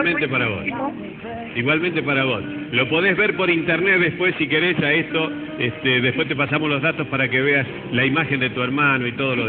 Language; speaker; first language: Spanish; native; Spanish